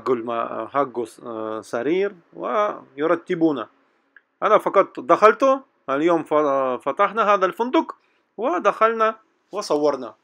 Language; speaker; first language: Arabic; non-native, fluent; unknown